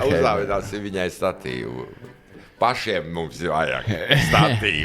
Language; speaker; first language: Latvian; native; Latvian